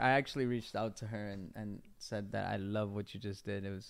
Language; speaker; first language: English; native; English